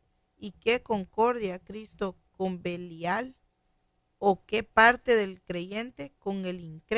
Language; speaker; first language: Spanish; native; Spanish